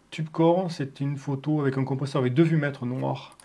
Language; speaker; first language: French; native; French